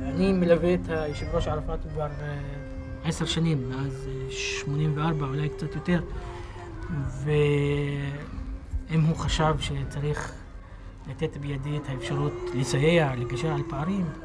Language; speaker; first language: Hebrew; non-native, local second language; Arabic